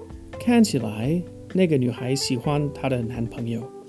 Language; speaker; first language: Chinese; non-native, fluent; English